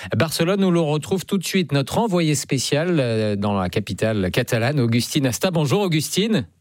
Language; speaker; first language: French; native; French